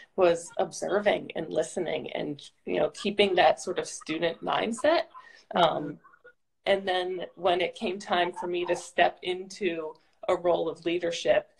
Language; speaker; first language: English; native; English